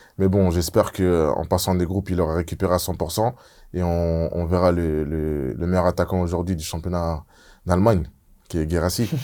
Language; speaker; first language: French; early bilingual, other home language; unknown